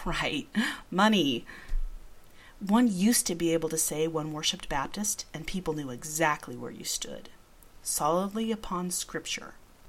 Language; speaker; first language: English; early bilingual, other home language; Spanish